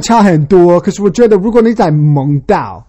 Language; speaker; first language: Chinese; early bilingual, heritage; Chinese